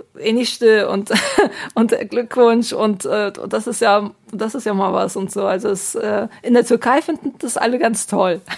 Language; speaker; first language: German; early bilingual, other home language; Turkish